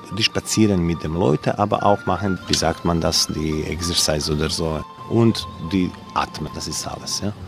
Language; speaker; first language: German; non-native, learner; Croatian